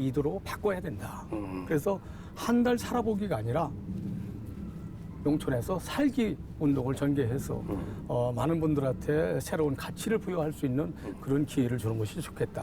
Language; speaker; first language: Korean; native; Korean